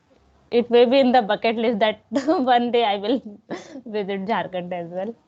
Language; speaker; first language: English; non-native, local second language; Hindi